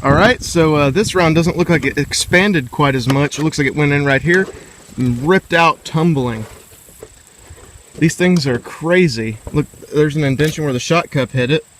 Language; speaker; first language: English; native; English